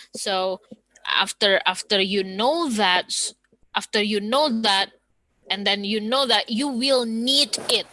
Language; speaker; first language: English; non-native, fluent; Indonesian